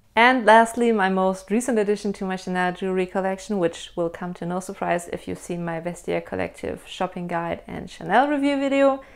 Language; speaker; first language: English; non-native, fluent; German